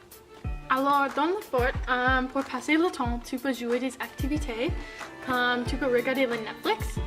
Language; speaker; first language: French; non-native, learner; English